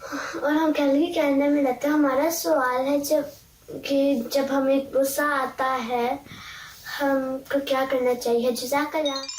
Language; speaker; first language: Hindi; early bilingual, heritage; Hindi